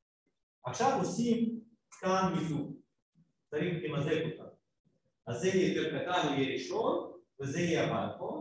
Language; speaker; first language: Hebrew; non-native, fluent; Russian